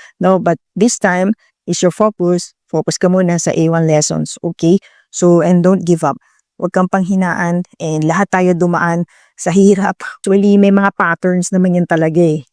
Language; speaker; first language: Filipino; native; Filipino